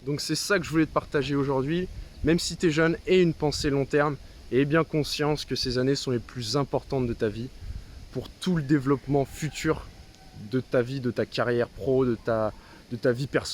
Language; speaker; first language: French; native; French